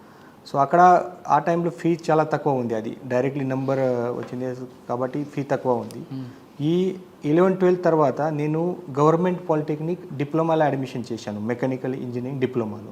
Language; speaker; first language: Telugu; non-native, learner; Marathi